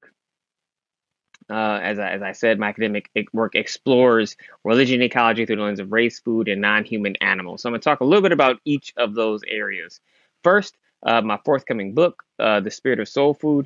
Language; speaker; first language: English; native; English